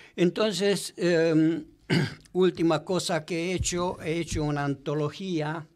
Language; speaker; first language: Spanish; non-native, fluent; Romanian